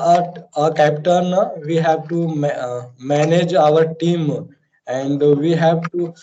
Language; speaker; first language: English; non-native, learner; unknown